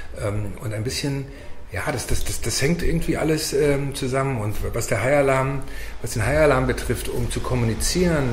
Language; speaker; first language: German; native; German